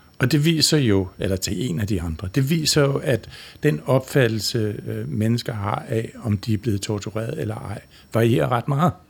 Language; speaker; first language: Danish; native; Danish